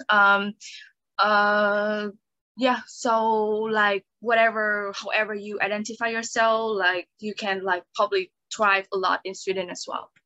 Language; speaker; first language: English; non-native, fluent; Vietnamese